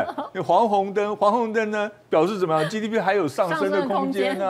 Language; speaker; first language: Chinese; native; Chinese